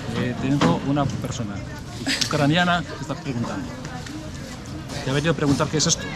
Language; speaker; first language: Spanish; native; Spanish